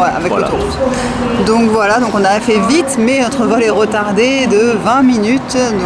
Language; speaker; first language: French; native; French